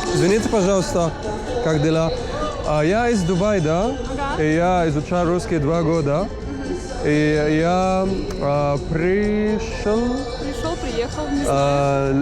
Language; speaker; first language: Russian; non-native, learner; Arabic